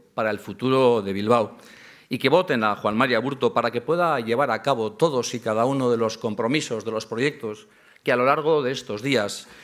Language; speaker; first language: Spanish; native; Spanish